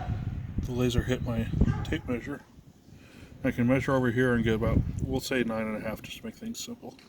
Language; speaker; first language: English; native; English